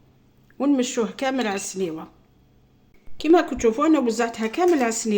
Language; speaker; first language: Arabic; native; Arabic